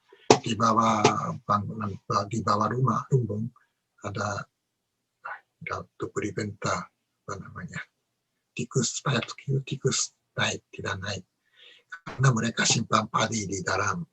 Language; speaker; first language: Indonesian; non-native, learner; Japanese